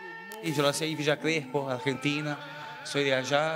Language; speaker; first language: Portuguese; non-native, learner; Spanish